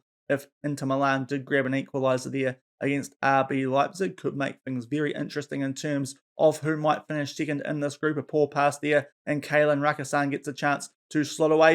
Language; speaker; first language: English; native; English